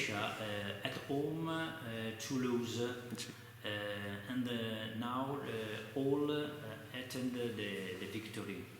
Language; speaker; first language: English; non-native, learner; Italian